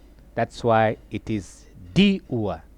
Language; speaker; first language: German; non-native, fluent; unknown